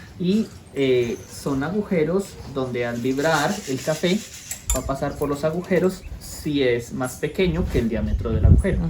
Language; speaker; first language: Spanish; native; Spanish